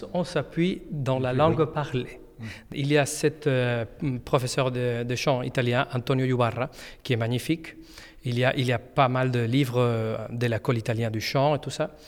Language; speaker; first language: French; non-native, fluent; Spanish